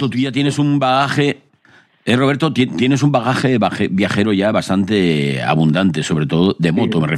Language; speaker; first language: Spanish; native; Spanish